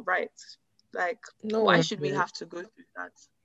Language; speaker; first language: English; non-native, local second language; Yoruba